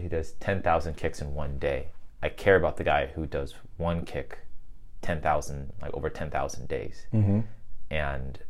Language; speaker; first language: English; native; English